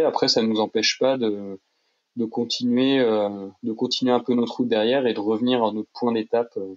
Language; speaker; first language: French; native; French